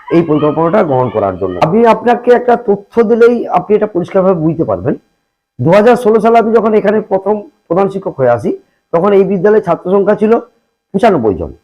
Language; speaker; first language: Bangla; native; Bangla